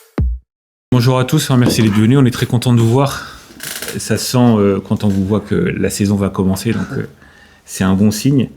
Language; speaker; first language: French; native; French